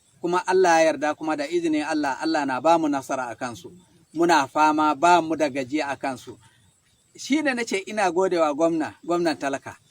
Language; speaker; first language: Hausa; non-native, local second language; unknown